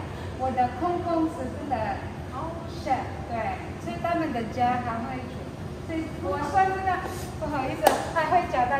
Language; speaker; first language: Chinese; non-native, fluent; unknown